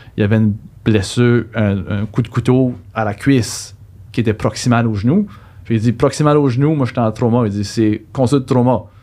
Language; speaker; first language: French; native; French